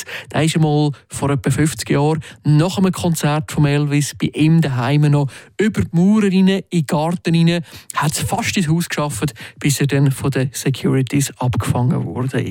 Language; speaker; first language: German; native; German